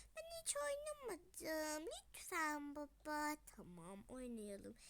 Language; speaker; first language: Turkish; early bilingual, other home language; Arabic